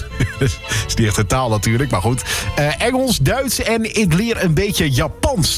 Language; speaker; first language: Dutch; native; Dutch